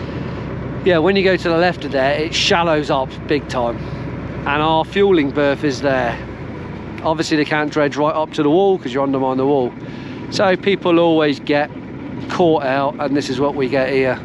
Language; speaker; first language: English; native; English